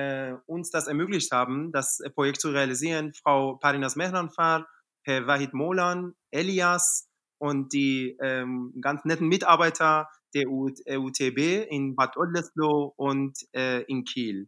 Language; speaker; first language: German; non-native, fluent; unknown